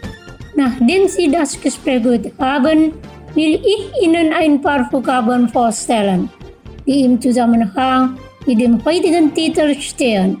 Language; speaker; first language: German; non-native, fluent; Indonesian